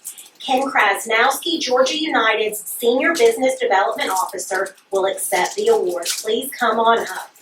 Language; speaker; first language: English; native; English